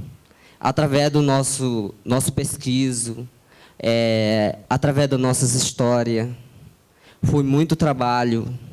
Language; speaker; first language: Portuguese; non-native, local second language; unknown